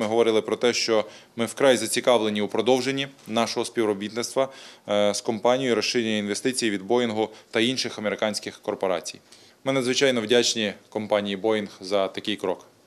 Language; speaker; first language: Ukrainian; native; Ukrainian